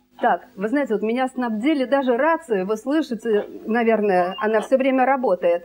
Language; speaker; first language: Russian; native; Russian